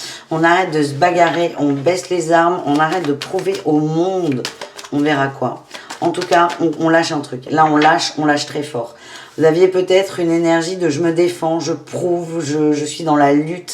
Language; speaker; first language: French; native; French